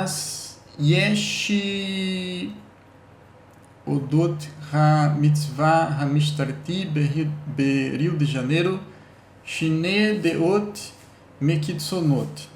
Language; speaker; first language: Hebrew; non-native, learner; Portuguese